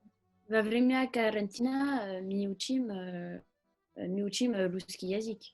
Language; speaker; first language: Russian; non-native, learner; French